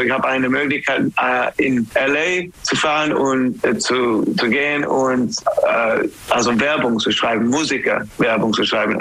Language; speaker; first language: German; non-native, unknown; English